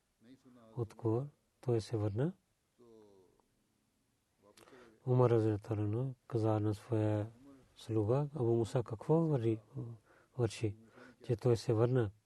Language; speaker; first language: Bulgarian; non-native, learner; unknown